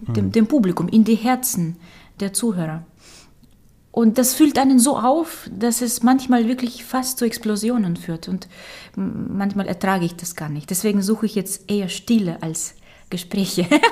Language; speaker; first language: German; early bilingual, other home language; Romanian